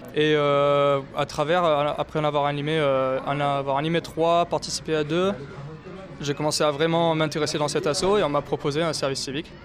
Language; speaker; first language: French; native; French